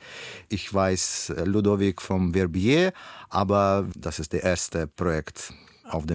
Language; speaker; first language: German; non-native, learner; Russian